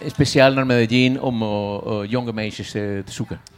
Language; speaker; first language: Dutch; non-native, fluent; Spanish